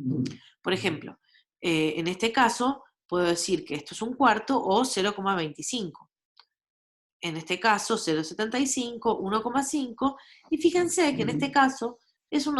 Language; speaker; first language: Spanish; native; Spanish